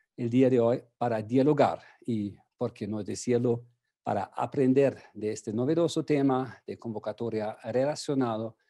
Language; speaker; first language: Spanish; non-native, fluent; German